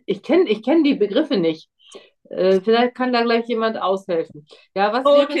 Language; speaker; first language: German; native; German